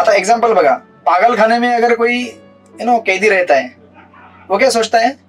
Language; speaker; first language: Hindi; non-native, local second language; Marathi